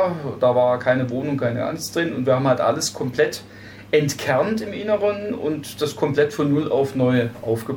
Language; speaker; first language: German; native; German